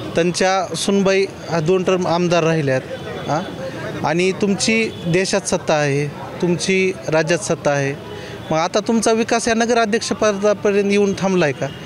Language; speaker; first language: Marathi; native; Marathi